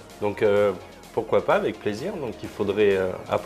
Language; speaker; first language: French; native; French